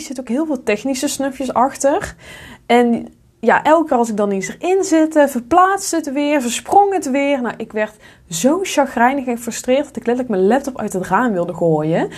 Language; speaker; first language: Dutch; native; Dutch